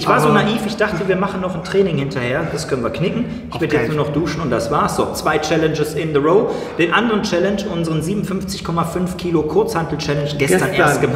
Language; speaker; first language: German; native; German